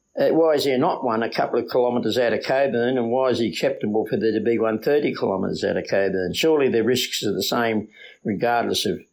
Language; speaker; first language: English; native; English